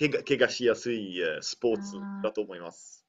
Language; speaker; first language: Japanese; non-native, learner; Italian